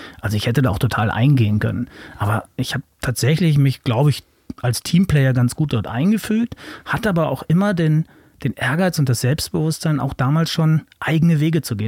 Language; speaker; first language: German; native; German